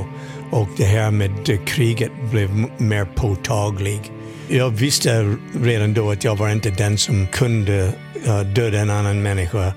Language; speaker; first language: Swedish; non-native, fluent; English